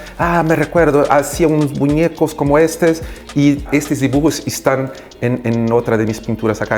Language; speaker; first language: Spanish; non-native, fluent; Portuguese